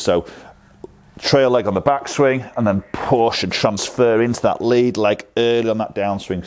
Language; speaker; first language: English; native; English